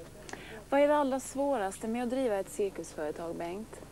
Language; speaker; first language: Swedish; native; Swedish